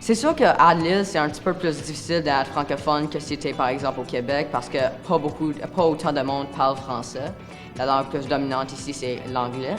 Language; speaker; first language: French; native; French